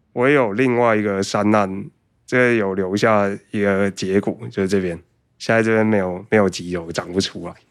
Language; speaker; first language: Chinese; native; Chinese